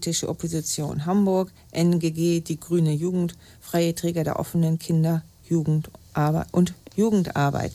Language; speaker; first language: German; native; German